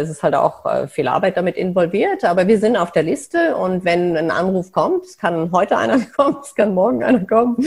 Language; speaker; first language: German; native; German